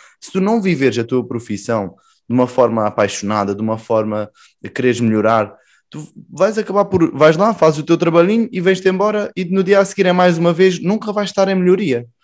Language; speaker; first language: Portuguese; native; Portuguese